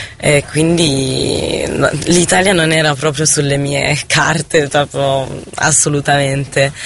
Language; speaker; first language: Italian; non-native, fluent; Arabic